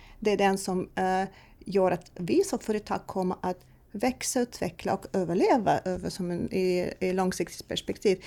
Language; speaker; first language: Swedish; non-native, fluent; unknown